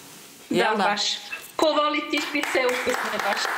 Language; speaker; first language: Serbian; early bilingual, heritage; Serbian